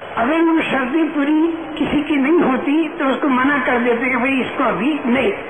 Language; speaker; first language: Urdu; non-native, local second language; Gujarati